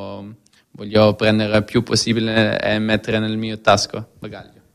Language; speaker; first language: Italian; non-native, fluent; Dutch